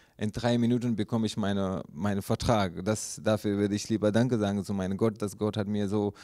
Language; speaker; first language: German; non-native, learner; Urdu